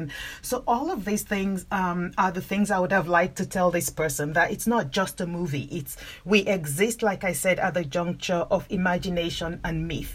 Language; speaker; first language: English; non-native, local second language; Yoruba